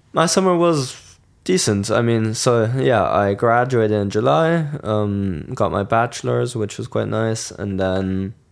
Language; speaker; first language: English; non-native, fluent; German